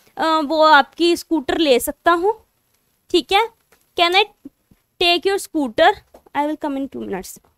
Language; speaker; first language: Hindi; non-native, local second language; Punjabi